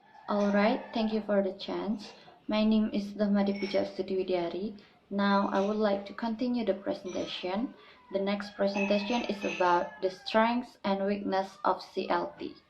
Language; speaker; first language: English; non-native, learner; Indonesian